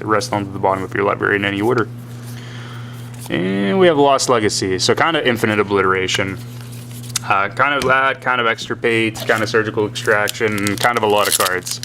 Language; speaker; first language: English; native; English